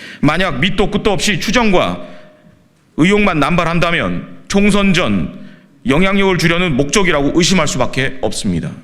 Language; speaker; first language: Korean; native; Korean